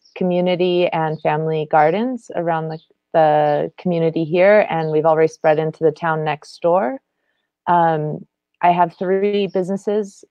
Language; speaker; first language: English; native; English